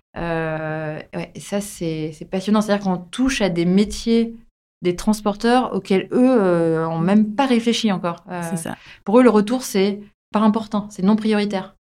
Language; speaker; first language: French; native; French